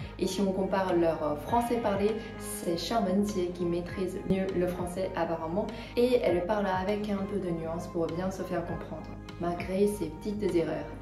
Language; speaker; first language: French; non-native, fluent; Chinese